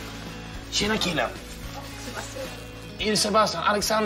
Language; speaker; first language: Swedish; native; Swedish